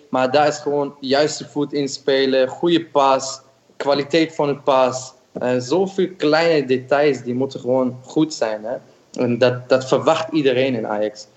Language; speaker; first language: Dutch; non-native, fluent; German